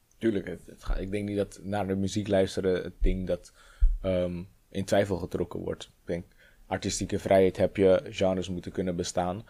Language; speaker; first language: Dutch; native; Dutch